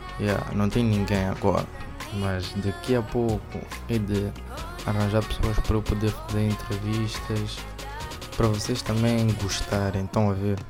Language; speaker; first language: Portuguese; early bilingual, heritage; Portuguese